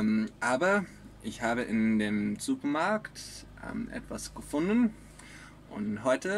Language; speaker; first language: German; non-native, learner; English